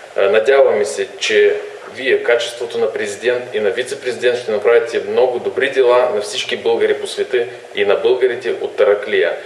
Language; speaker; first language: Bulgarian; early bilingual, heritage; Bulgarian